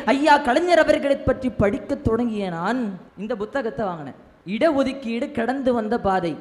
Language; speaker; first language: Tamil; non-native, local second language; Malayalam